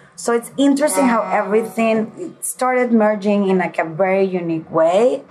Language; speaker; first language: English; early bilingual, other home language; Spanish